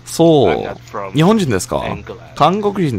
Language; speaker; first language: Japanese; non-native, learner; English